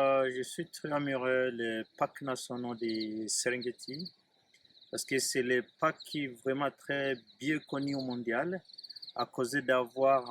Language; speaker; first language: French; non-native, learner; Swahili